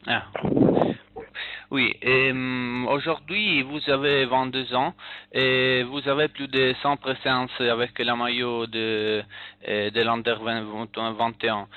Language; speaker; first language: French; non-native, learner; Italian